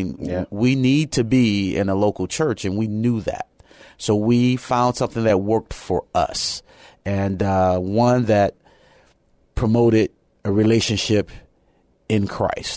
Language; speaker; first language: English; native; English